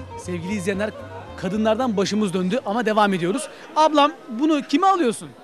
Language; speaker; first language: Turkish; native; Turkish